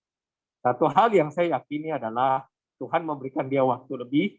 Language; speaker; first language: Indonesian; native; Indonesian